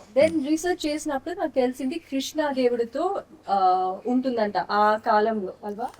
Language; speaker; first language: Telugu; non-native, local second language; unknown